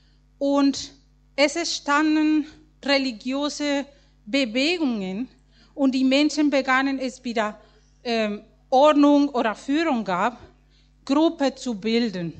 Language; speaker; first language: German; non-native, fluent; Spanish